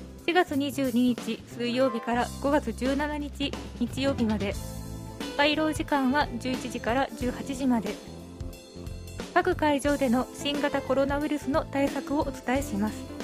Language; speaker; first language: Japanese; native; Japanese